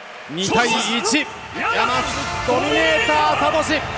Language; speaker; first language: Japanese; native; Japanese